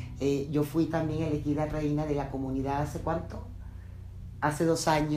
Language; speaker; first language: Spanish; native; Spanish